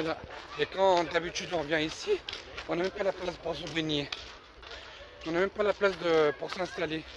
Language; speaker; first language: French; native; French